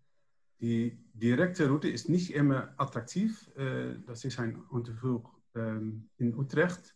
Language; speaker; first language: German; non-native, learner; Dutch